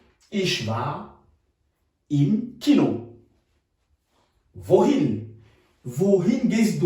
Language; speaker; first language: German; non-native, fluent; French